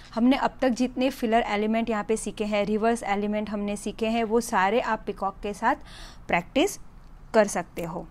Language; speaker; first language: Hindi; non-native, local second language; Gujarati